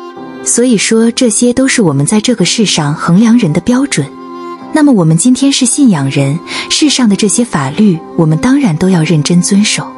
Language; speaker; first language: Chinese; native; Chinese